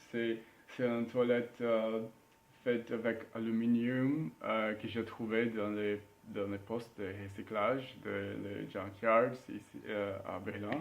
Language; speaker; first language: French; non-native, learner; Spanish